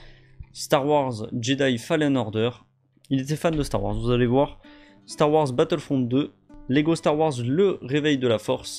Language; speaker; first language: French; native; French